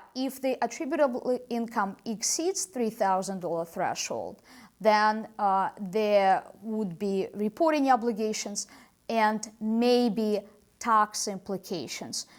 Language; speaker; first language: English; non-native, fluent; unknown